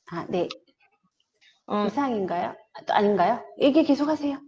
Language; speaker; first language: Korean; native; Korean